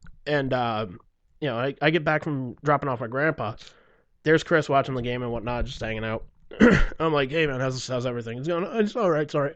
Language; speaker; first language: English; native; English